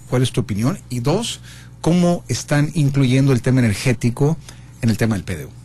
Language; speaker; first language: Spanish; native; Spanish